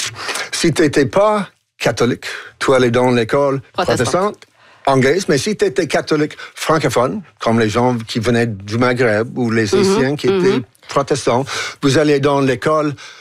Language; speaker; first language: French; non-native, local second language; English